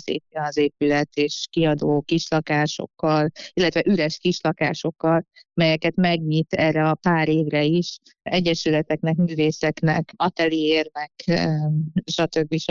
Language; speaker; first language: Hungarian; native; Hungarian